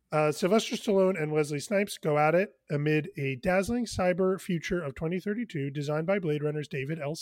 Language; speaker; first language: English; native; English